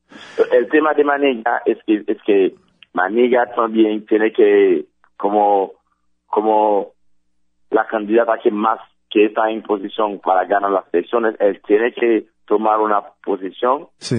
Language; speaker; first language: Spanish; non-native, fluent; Haitian Creole